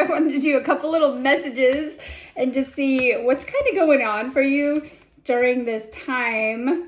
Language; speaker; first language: English; native; English